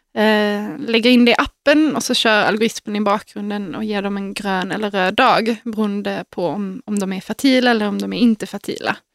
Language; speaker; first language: Swedish; native; Swedish